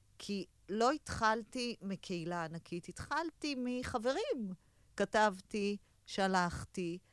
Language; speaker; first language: Hebrew; native; Hebrew